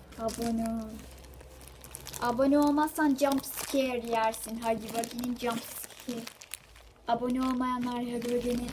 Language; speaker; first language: Turkish; native; Turkish